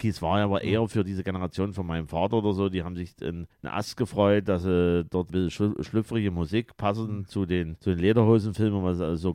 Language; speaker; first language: German; native; German